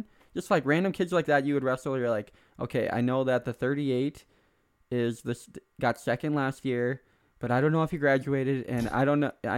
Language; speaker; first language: English; native; English